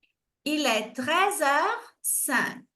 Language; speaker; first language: French; non-native, fluent; Portuguese